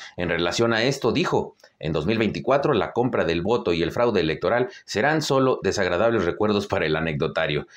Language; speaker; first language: Spanish; native; Spanish